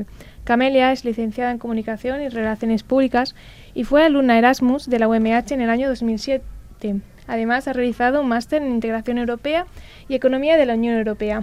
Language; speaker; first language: Spanish; native; Spanish